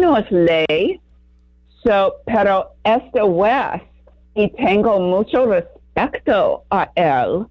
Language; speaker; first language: Spanish; non-native, learner; English